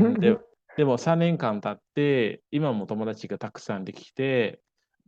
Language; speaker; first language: Japanese; non-native, fluent; Indonesian